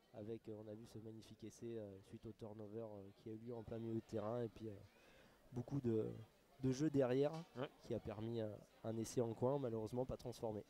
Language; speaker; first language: French; native; French